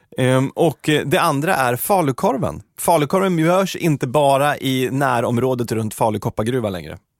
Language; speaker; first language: Swedish; native; Swedish